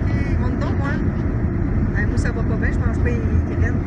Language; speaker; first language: French; native; French